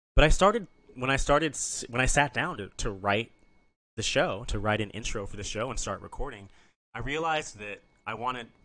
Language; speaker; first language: English; native; English